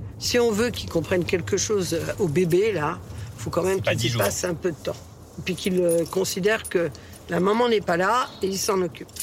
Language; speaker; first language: French; early bilingual, other home language; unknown